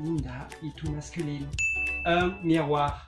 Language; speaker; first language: Indonesian; non-native, fluent; French